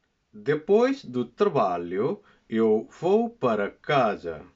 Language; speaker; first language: Portuguese; non-native, learner; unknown